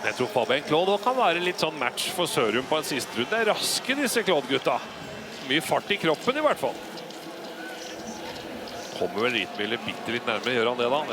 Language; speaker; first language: Norwegian; native; Norwegian